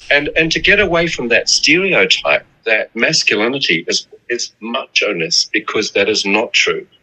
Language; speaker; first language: English; native; English